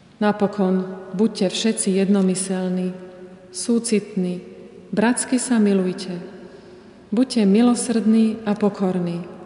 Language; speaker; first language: Slovak; native; Slovak